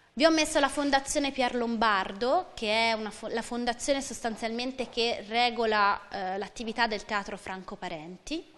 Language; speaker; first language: Italian; native; Italian